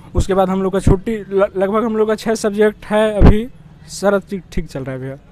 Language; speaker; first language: Hindi; native; Hindi